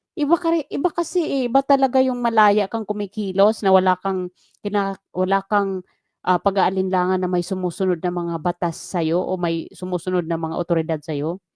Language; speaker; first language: Filipino; native; Filipino